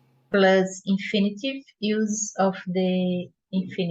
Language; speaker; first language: English; non-native, learner; Portuguese